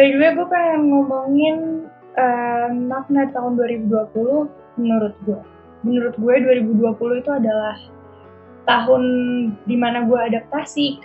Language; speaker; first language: Indonesian; native; Indonesian